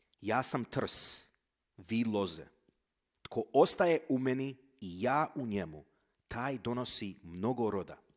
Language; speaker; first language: Croatian; early bilingual, heritage; Croatian